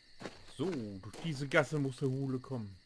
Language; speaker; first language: German; native; German